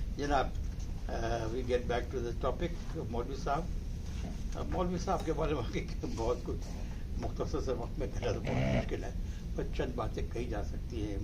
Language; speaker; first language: Urdu; native; Urdu